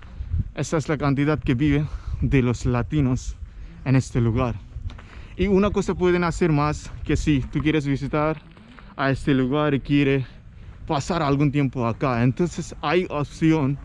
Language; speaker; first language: Spanish; non-native, fluent; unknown